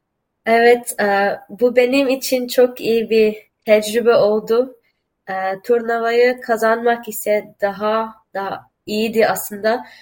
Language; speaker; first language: Turkish; early bilingual, heritage; Turkish